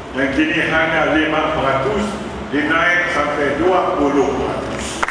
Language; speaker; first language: Malay; native; Malay